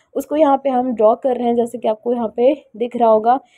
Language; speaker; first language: Hindi; native; Hindi